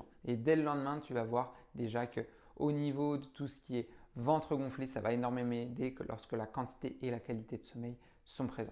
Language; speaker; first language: French; native; French